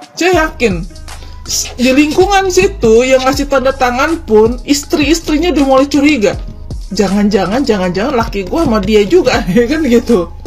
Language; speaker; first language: Indonesian; native; Indonesian